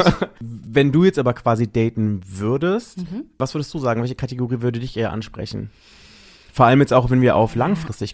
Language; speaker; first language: German; native; German